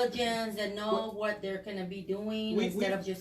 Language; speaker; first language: English; native; English